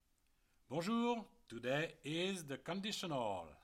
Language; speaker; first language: English; non-native, fluent; French